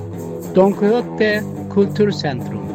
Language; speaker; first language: German; non-native, learner; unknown